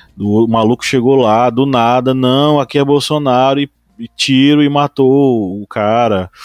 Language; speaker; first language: Portuguese; native; Portuguese